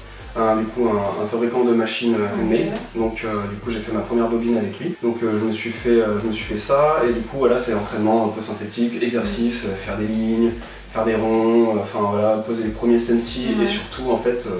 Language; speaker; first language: French; native; French